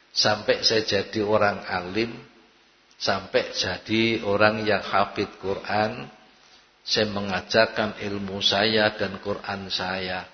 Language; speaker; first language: Indonesian; non-native, local second language; Javanese